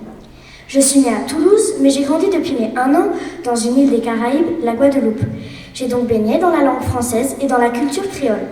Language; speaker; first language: French; native; French